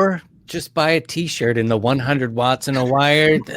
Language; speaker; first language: English; native; English